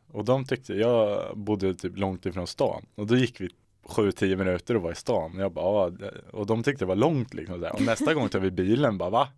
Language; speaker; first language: Swedish; native; Swedish